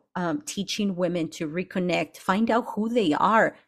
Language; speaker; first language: English; early bilingual, other home language; Spanish